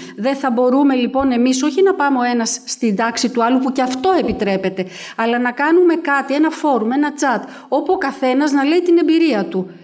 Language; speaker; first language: Greek; native; Greek